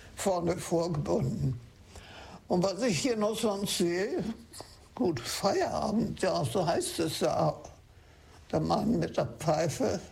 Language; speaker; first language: German; non-native, local second language; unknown